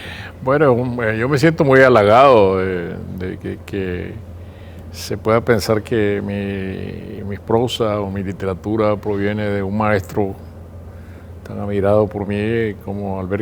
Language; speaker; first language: Spanish; native; Spanish